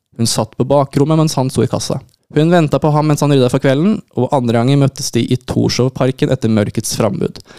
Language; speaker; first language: Norwegian; native; Norwegian